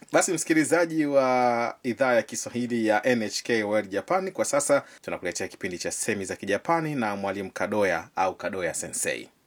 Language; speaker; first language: Swahili; native; Swahili